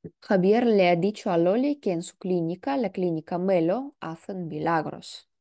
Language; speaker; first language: Spanish; non-native, fluent; Russian